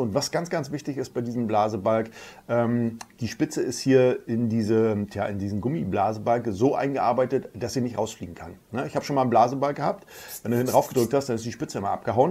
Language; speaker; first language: German; native; German